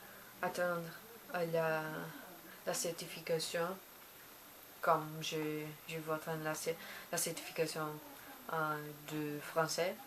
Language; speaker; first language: French; non-native, learner; Portuguese